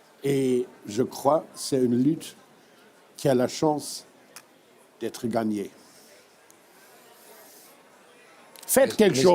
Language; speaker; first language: French; non-native, fluent; German